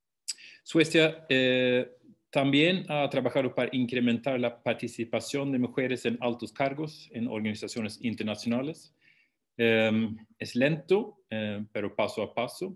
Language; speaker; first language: Spanish; non-native, fluent; Swedish